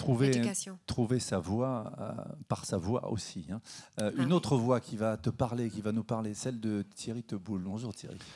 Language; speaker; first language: French; native; French